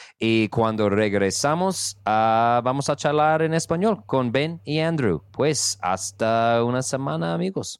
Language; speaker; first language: Spanish; non-native, fluent; English